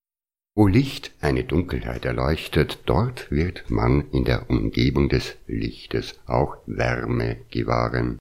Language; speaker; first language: German; native; German